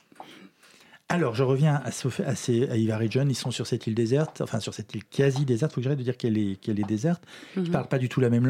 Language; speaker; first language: French; native; French